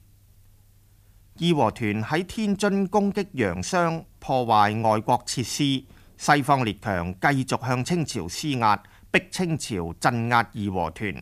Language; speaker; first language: Chinese; non-native, local second language; Cantonese